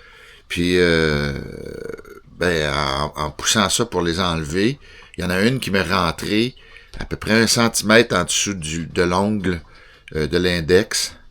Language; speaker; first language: French; native; French